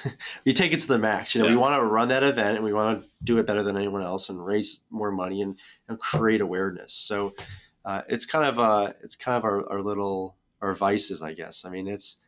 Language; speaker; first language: English; native; English